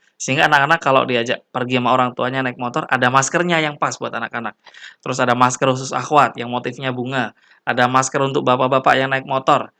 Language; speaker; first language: Indonesian; native; Indonesian